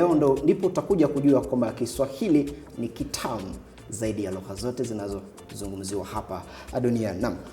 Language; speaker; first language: Swahili; native; Swahili